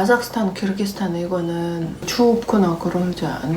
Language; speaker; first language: Korean; non-native, fluent; Russian